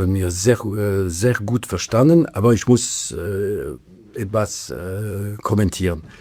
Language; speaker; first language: German; non-native, local second language; French